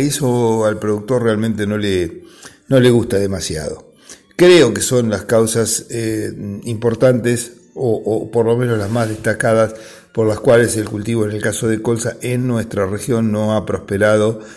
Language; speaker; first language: Spanish; native; Spanish